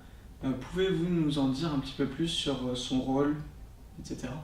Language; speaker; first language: French; native; French